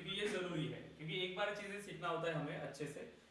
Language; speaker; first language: Hindi; native; Hindi